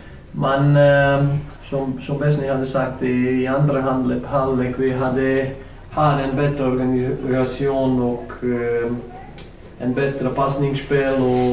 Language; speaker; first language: Swedish; non-native, fluent; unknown